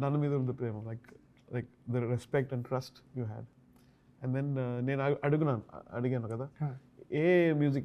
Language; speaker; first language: Telugu; non-native, learner; Tamil